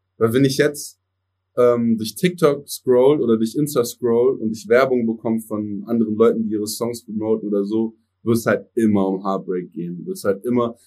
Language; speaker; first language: German; early bilingual, other home language; English